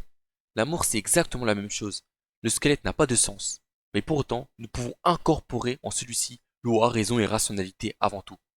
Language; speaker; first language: French; native; French